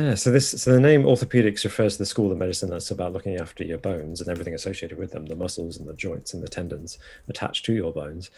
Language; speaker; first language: English; native; English